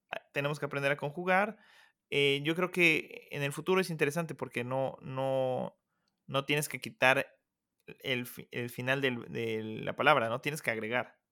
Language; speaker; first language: Spanish; native; Spanish